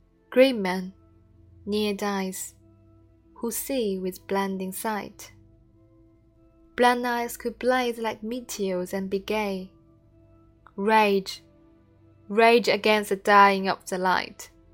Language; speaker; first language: English; non-native, fluent; Chinese